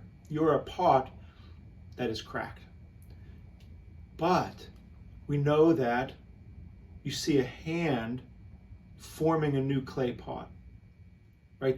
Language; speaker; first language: English; native; English